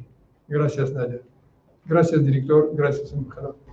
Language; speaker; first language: Spanish; non-native, fluent; Russian